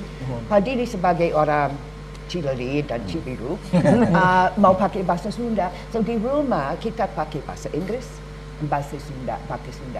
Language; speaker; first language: Indonesian; non-native, learner; English